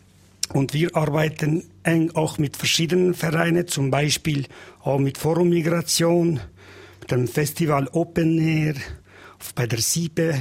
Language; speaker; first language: German; non-native, learner; Albanian